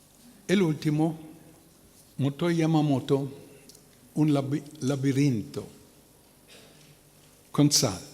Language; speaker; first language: Spanish; non-native, learner; German